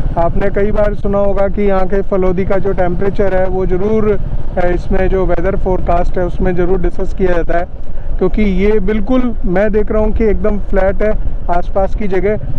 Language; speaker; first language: Hindi; native; Hindi